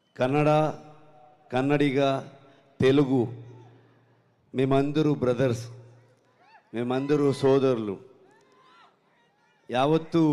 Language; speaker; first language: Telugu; non-native, learner; Kannada